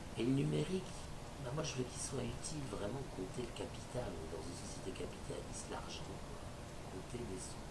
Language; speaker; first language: French; native; French